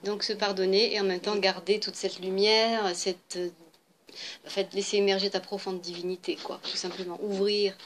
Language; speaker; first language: French; native; French